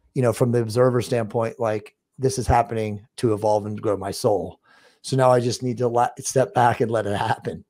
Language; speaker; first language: English; native; English